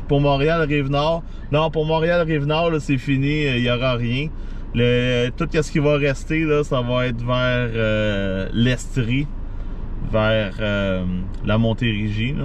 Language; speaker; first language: French; native; French